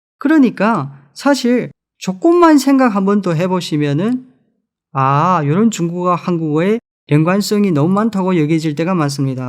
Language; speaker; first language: Korean; non-native, fluent; Chinese